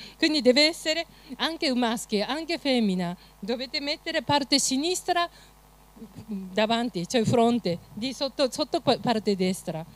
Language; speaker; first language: Italian; non-native, fluent; Japanese